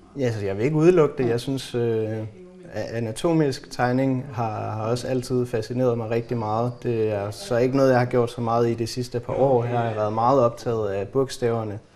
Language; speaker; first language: Danish; native; Danish